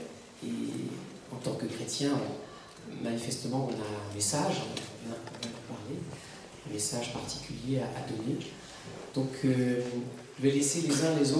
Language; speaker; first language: French; native; French